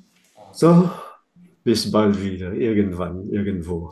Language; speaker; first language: German; non-native, fluent; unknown